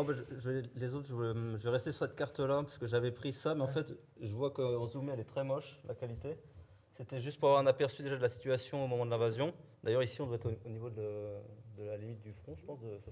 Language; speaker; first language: French; native; French